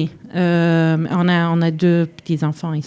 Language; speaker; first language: French; early bilingual, heritage; French